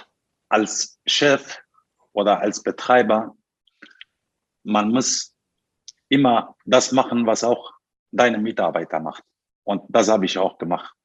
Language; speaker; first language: German; non-native, fluent; Turkish